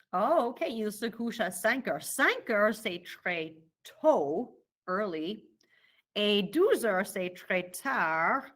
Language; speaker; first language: French; non-native, fluent; English